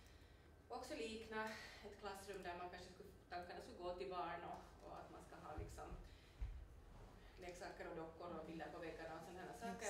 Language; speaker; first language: Swedish; native; Swedish